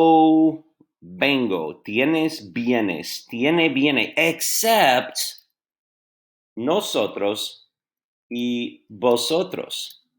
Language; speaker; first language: Spanish; non-native, fluent; English